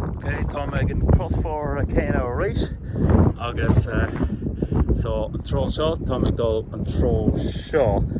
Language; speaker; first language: Irish; native; Irish